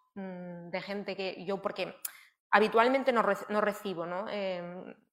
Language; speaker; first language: Spanish; native; Spanish